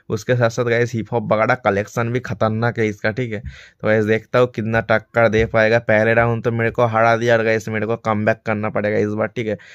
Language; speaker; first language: Hindi; non-native, local second language; Bangla